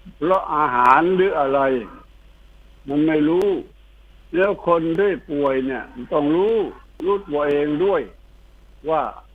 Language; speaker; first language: Thai; native; Thai